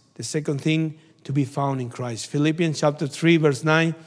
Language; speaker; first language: English; non-native, learner; Spanish